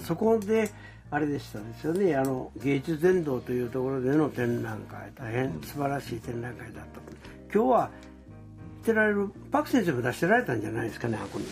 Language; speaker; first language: Japanese; native; Japanese